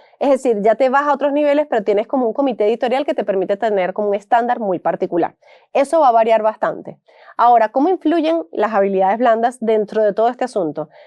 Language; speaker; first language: Spanish; native; Spanish